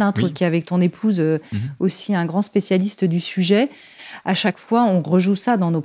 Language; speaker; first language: French; native; French